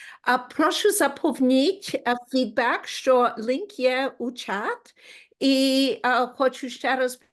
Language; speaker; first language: Ukrainian; early bilingual, heritage; Ukrainian